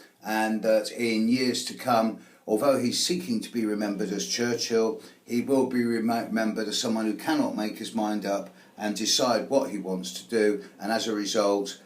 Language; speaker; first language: English; native; English